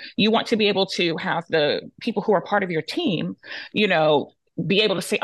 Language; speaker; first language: English; native; English